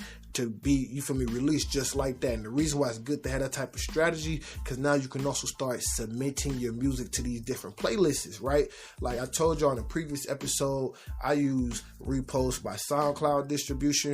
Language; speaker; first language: English; native; English